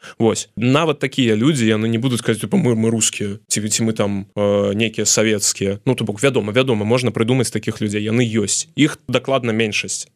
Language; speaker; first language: Belarusian; non-native, local second language; Russian